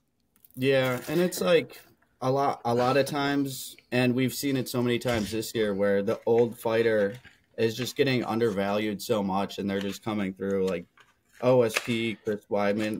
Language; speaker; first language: English; native; English